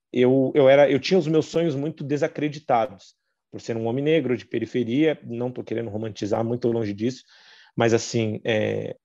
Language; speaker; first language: Portuguese; native; Portuguese